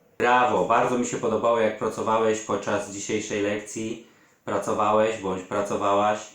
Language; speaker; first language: Polish; native; Polish